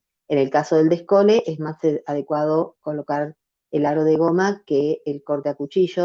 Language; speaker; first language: Spanish; native; Spanish